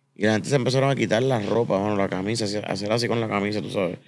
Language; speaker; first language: Spanish; native; Spanish